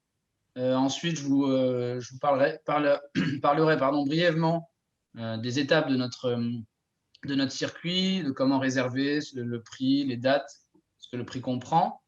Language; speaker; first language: French; native; French